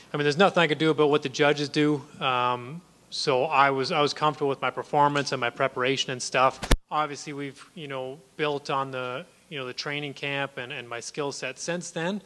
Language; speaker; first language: English; native; English